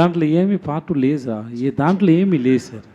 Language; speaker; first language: Telugu; non-native, learner; Tamil